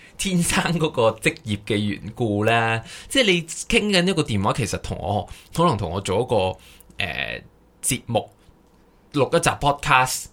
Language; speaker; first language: Cantonese; native; Cantonese